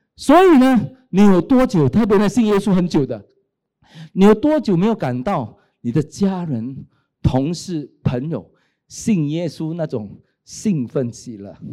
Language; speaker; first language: Chinese; native; Chinese